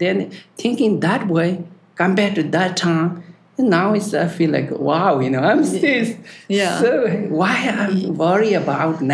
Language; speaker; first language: English; non-native, learner; Tibetan